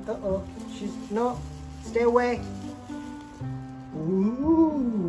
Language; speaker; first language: English; native; English